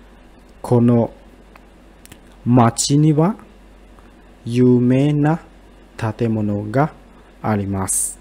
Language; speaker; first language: Japanese; non-native, fluent; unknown